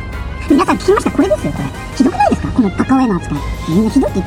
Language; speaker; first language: Japanese; native; Japanese